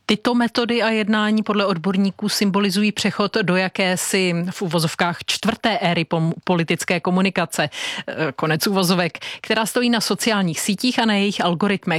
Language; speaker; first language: Czech; native; Czech